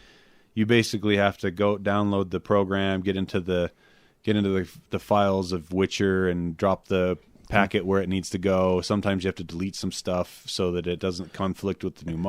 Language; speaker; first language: English; native; English